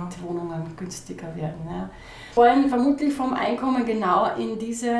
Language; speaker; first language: German; native; German